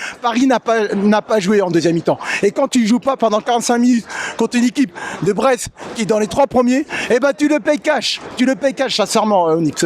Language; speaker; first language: French; native; French